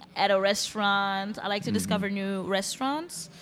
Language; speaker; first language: English; non-native, fluent; Dutch